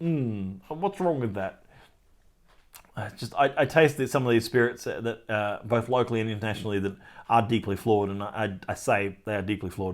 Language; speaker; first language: English; native; English